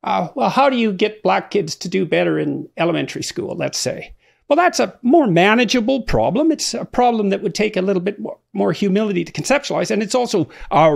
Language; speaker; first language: English; native; English